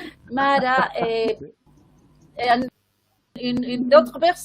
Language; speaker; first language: French; non-native, fluent; Spanish